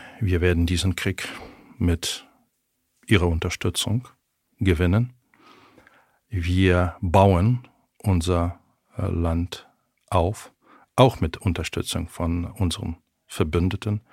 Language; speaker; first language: German; non-native, fluent; Ukrainian